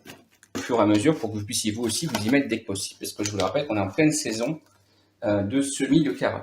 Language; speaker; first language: French; native; French